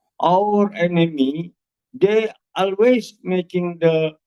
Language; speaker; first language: English; non-native, learner; Indonesian